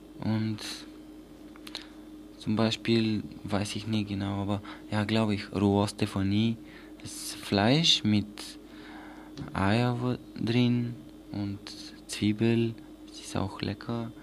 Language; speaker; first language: German; non-native, learner; Bulgarian